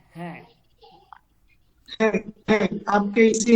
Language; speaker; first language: Hindi; non-native, learner; Bangla